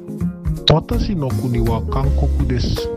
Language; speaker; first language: Japanese; non-native, fluent; Indonesian